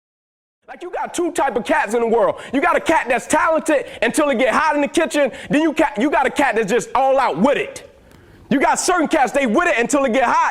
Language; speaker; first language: English; native; English